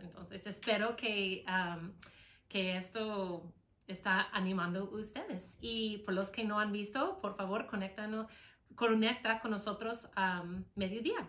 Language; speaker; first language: Spanish; non-native, fluent; English